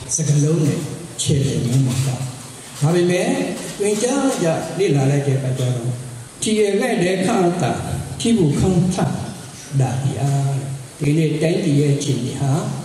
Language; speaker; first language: Burmese; non-native, local second language; S'gaw Karen